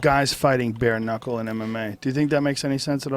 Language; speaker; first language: English; native; English